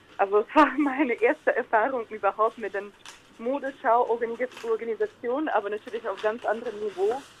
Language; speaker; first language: German; non-native, fluent; Ukrainian